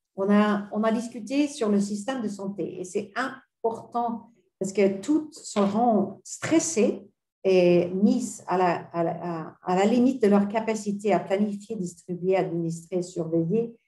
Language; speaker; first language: French; non-native, fluent; Swedish